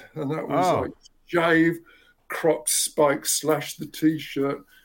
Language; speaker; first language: English; native; English